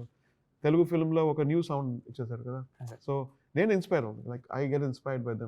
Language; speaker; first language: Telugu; non-native, local second language; Tamil